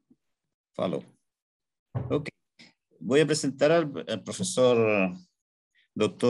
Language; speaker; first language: Portuguese; non-native, learner; Spanish